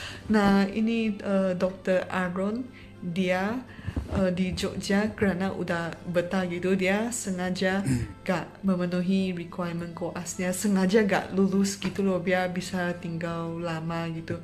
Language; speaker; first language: Indonesian; non-native, fluent; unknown